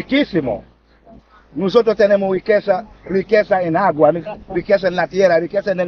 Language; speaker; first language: Spanish; non-native, learner; Haitian Creole